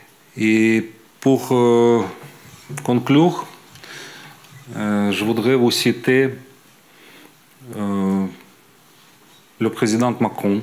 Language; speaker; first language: French; non-native, fluent; Ukrainian